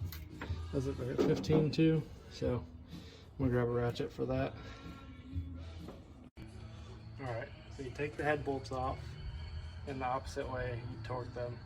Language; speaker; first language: English; native; English